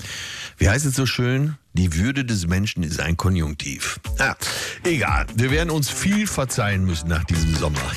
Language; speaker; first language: German; native; German